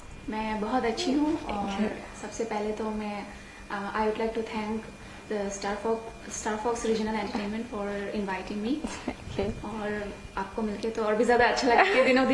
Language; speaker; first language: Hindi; non-native, local second language; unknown